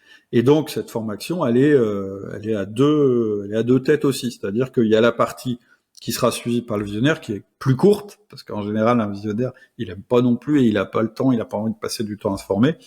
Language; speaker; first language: French; native; French